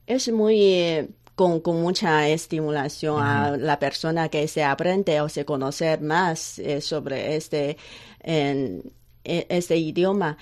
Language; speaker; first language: Spanish; non-native, learner; Chinese